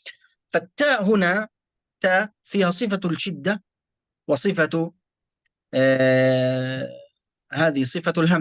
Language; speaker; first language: Arabic; native; Arabic